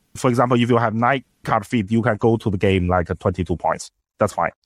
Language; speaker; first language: English; non-native, fluent; Chinese